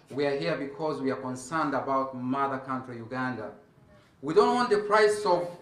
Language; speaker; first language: English; non-native, local second language; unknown